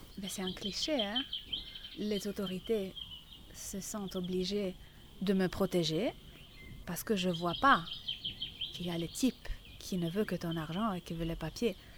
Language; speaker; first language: French; non-native, fluent; Italian